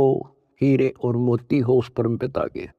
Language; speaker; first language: Hindi; native; Hindi